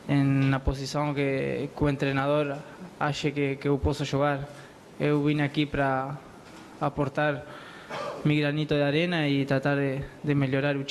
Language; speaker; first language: Portuguese; non-native, learner; Spanish